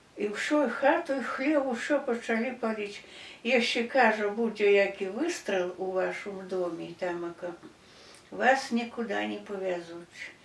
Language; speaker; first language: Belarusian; native; Belarusian